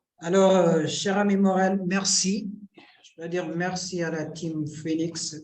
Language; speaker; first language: French; non-native, local second language; Wolof